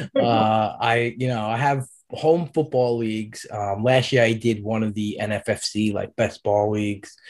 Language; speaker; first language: English; native; English